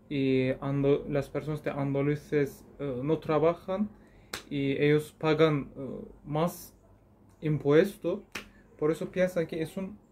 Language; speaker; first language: Spanish; non-native, learner; Turkish